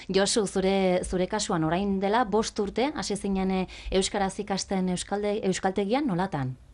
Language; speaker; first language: Basque; native; Basque